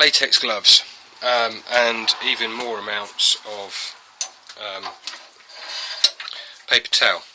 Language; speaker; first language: English; native; English